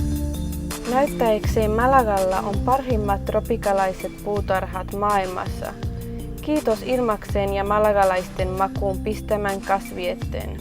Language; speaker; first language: Finnish; non-native, learner; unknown